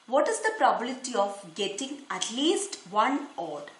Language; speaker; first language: English; non-native, local second language; Malayalam